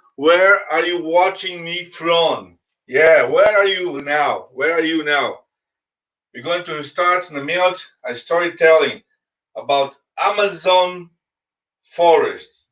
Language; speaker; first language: English; non-native, fluent; Portuguese